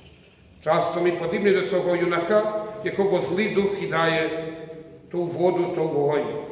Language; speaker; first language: Ukrainian; non-native, fluent; Croatian